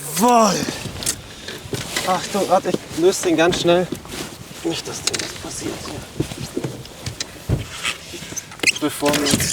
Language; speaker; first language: German; native; German